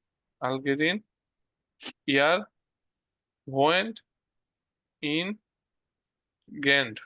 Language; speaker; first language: German; non-native, learner; Bangla